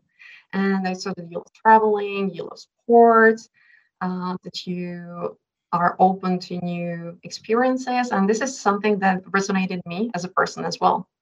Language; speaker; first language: English; non-native, fluent; Czech